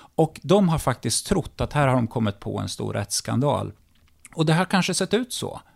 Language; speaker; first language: Swedish; native; Swedish